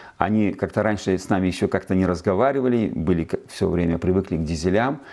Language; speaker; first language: Russian; native; Russian